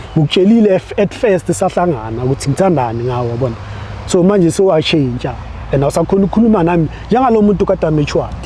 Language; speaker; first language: Zulu; non-native, local second language; Southern Sotho